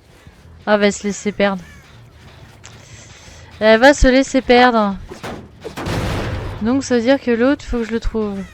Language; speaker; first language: French; native; French